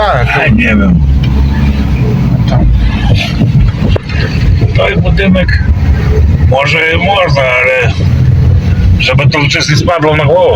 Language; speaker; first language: Polish; non-native, learner; Ukrainian